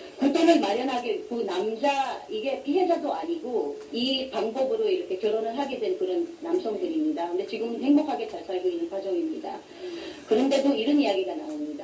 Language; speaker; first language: Korean; non-native, fluent; Filipino